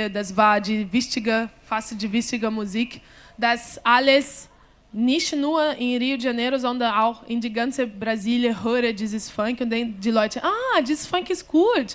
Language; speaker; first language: German; non-native, learner; Portuguese